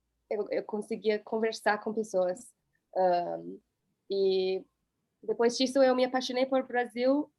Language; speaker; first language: Portuguese; non-native, fluent; English